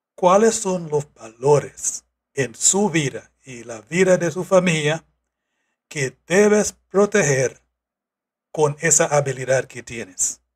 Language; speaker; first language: Spanish; non-native, fluent; English